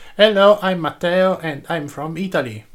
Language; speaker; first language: English; non-native, learner; Italian